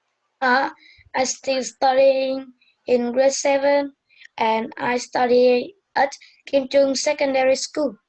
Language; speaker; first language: English; non-native, learner; Vietnamese